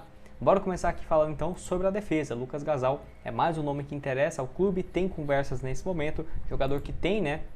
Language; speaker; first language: Portuguese; native; Portuguese